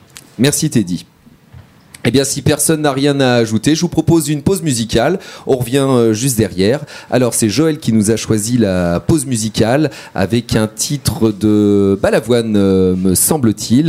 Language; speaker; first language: French; native; French